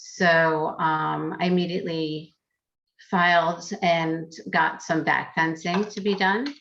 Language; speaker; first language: English; native; English